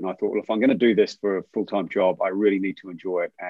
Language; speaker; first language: English; native; English